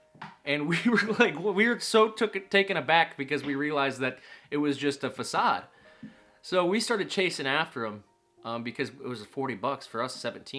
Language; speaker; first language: English; native; English